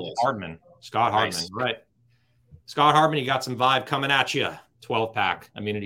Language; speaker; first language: English; native; English